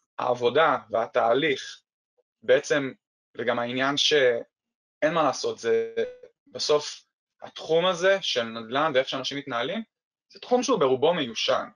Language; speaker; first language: Hebrew; native; Hebrew